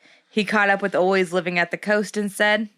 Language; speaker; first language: English; native; English